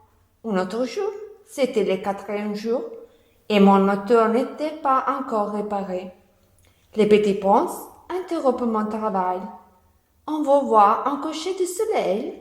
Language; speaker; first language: French; non-native, learner; Italian